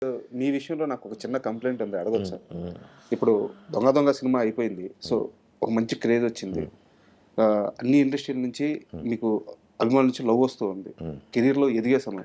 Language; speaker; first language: Telugu; native; Telugu